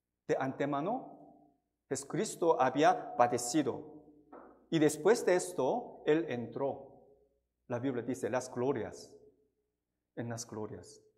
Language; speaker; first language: Spanish; non-native, fluent; Korean